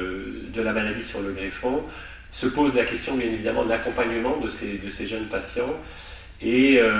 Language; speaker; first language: French; native; French